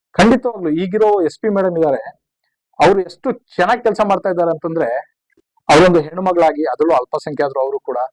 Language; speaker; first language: Kannada; non-native, local second language; Urdu